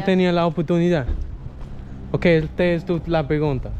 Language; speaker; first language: Spanish; non-native, fluent; English